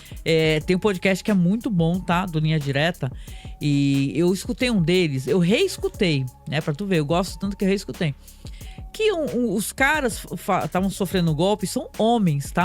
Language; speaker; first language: Portuguese; native; Portuguese